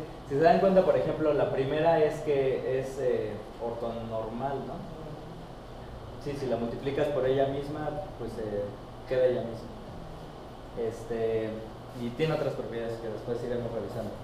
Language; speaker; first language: Spanish; native; Spanish